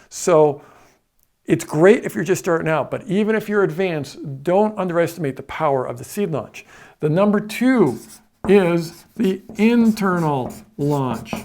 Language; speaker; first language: English; native; English